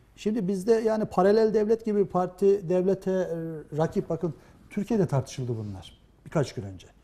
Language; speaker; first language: Turkish; native; Turkish